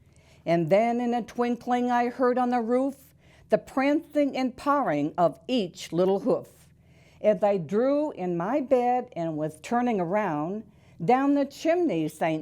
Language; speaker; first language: English; native; English